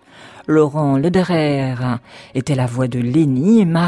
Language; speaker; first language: French; native; French